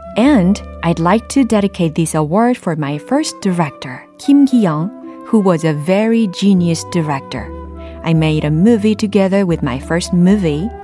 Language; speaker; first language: English; non-native, fluent; Korean